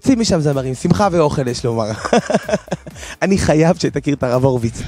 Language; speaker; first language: Hebrew; native; Hebrew